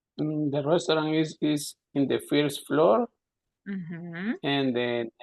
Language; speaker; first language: English; non-native, learner; Spanish